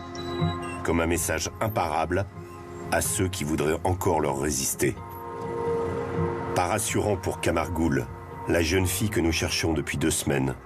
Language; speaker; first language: French; native; French